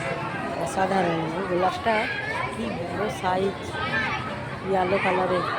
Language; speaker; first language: Bangla; native; Bangla